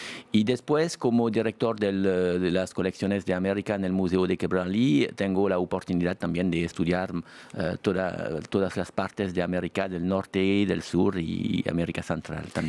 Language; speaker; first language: Spanish; non-native, fluent; French